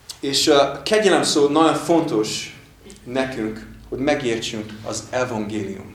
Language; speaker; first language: Hungarian; non-native, fluent; English